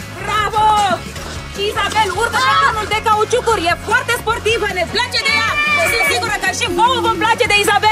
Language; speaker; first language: Romanian; native; Romanian